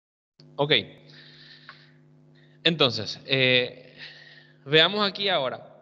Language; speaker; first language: Spanish; native; Spanish